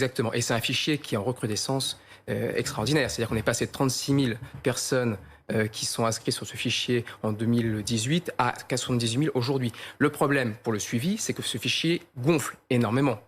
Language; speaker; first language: French; native; French